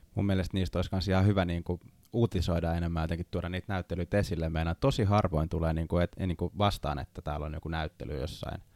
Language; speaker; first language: Finnish; native; Finnish